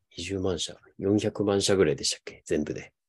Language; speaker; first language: Japanese; native; Japanese